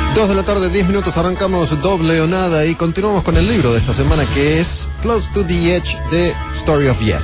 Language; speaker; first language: Spanish; native; Spanish